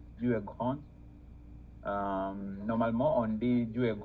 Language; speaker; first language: French; non-native, learner; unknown